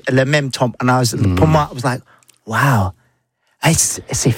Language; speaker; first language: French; non-native, learner; English